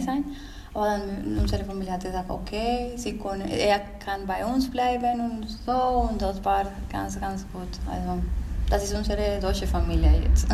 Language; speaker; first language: German; non-native, learner; Spanish